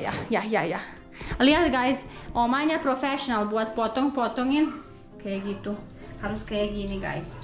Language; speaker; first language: Indonesian; non-native, learner; Serbian